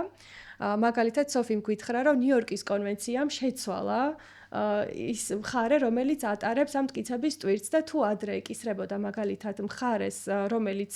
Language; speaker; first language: Georgian; native; Georgian